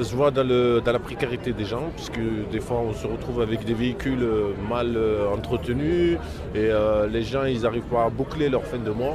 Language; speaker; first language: French; native; French